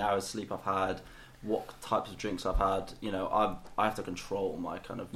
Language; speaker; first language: English; native; English